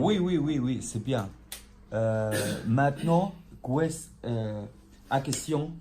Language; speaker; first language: French; non-native, learner; Arabic